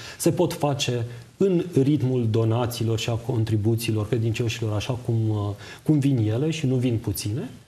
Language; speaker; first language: Romanian; native; Romanian